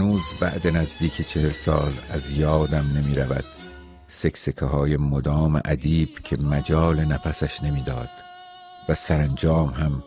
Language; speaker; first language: Persian; native; Persian